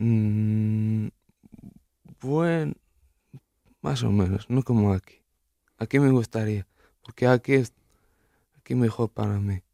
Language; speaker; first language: Spanish; non-native, learner; Arabic